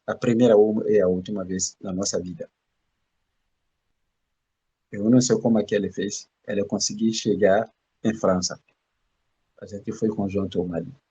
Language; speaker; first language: Portuguese; non-native, learner; Bambara